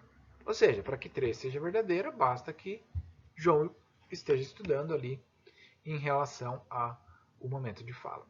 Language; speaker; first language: Portuguese; native; Portuguese